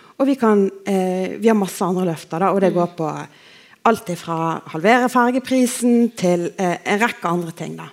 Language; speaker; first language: Norwegian; native; Norwegian